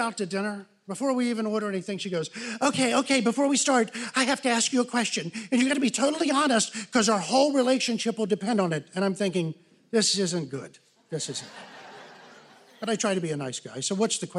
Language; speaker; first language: English; native; English